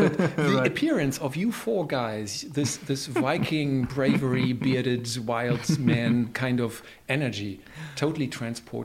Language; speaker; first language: English; non-native, fluent; German